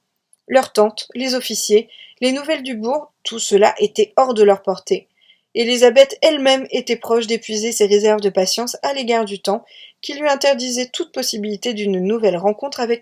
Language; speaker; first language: French; native; French